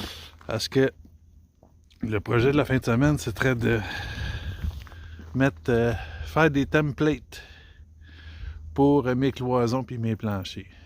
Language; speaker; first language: French; native; French